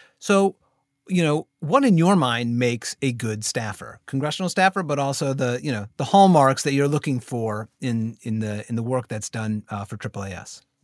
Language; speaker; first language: English; native; English